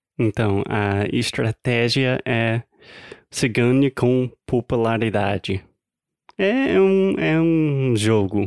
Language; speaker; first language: Portuguese; non-native, fluent; English